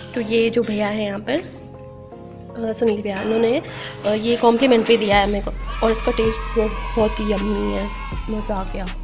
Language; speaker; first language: Hindi; native; Hindi